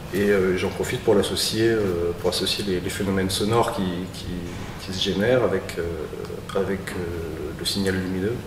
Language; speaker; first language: French; native; French